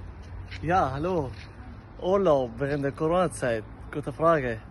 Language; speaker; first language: German; non-native, learner; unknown